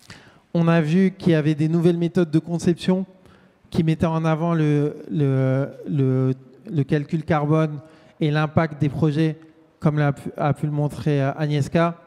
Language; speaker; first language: French; native; French